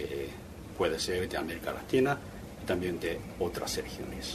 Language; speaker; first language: Spanish; non-native, fluent; Japanese